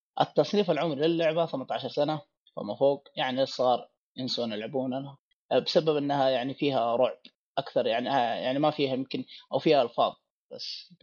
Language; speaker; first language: Arabic; native; Arabic